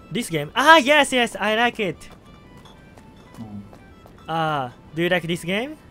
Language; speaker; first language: English; non-native, learner; Japanese